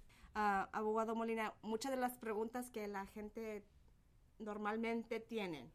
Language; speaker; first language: Spanish; early bilingual, heritage; Spanish